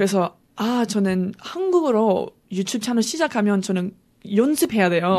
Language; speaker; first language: Korean; non-native, learner; English